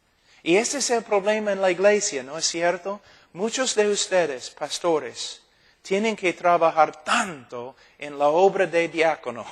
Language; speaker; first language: Spanish; non-native, fluent; English